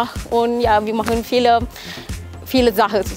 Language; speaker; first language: German; non-native, learner; Malay